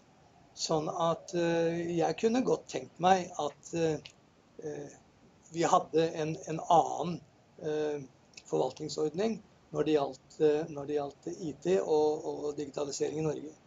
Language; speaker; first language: Norwegian; native; Norwegian